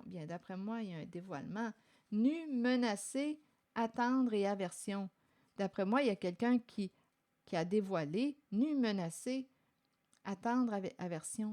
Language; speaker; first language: French; native; French